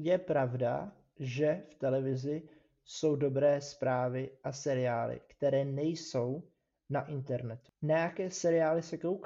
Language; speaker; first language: Czech; non-native, fluent; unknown